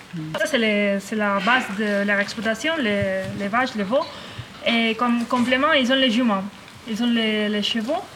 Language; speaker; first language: French; non-native, learner; Catalan